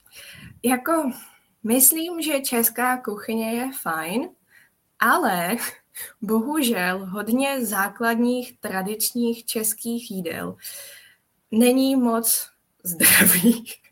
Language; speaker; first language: Czech; non-native, fluent; Japanese